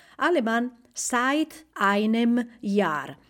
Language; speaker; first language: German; non-native, fluent; Spanish